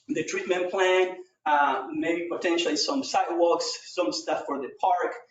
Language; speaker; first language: English; non-native, fluent; Spanish